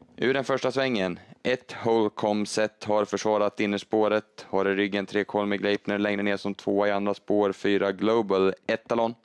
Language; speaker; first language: Swedish; native; Swedish